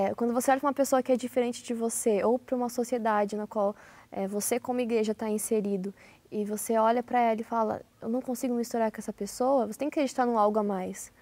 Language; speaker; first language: Portuguese; native; Portuguese